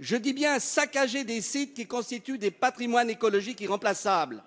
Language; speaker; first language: French; native; French